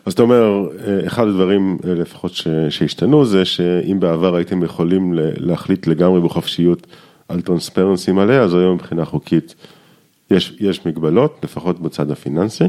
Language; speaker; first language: Hebrew; native; Hebrew